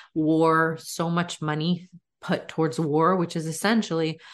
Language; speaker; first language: English; native; English